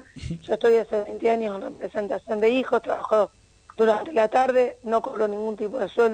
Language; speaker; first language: Spanish; native; Spanish